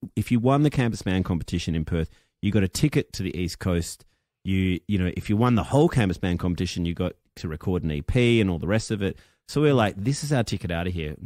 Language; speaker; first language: English; native; English